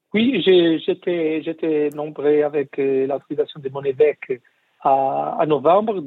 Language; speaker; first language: French; non-native, learner; Portuguese